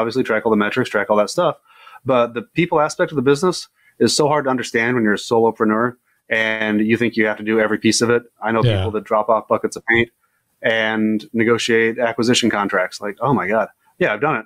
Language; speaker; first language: English; native; English